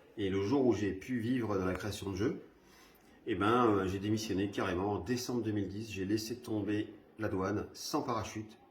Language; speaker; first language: French; early bilingual, other home language; Spanish